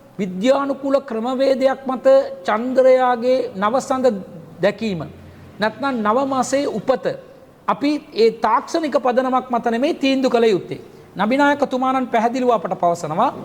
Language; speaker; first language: Sinhala; non-native, local second language; Tamil